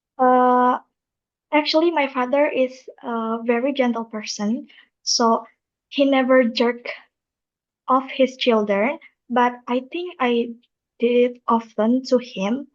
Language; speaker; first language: English; non-native, learner; Indonesian